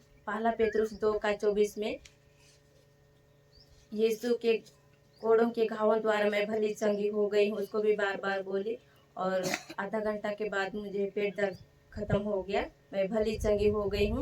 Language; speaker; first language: Hindi; non-native, local second language; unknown